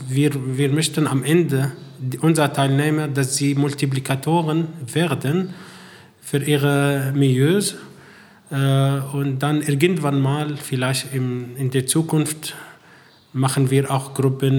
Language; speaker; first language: German; non-native, fluent; Arabic